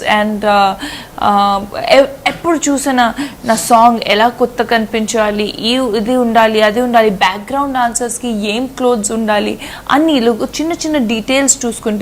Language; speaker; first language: Telugu; non-native, fluent; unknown